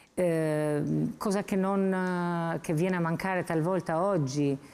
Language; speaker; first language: Italian; non-native, fluent; Albanian